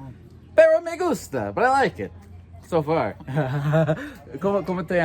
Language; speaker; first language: Spanish; non-native, learner; English